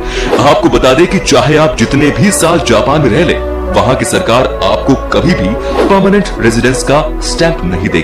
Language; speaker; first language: Hindi; native; Hindi